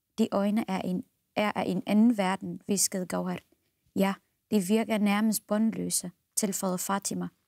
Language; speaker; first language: Danish; non-native, fluent; Central Kurdish